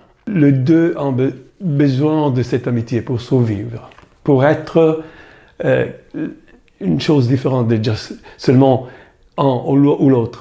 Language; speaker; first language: French; non-native, fluent; Italian